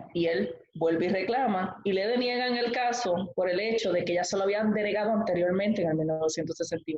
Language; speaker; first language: Spanish; native; Spanish